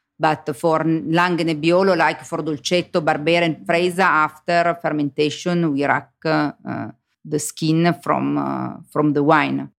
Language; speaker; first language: English; non-native, learner; Italian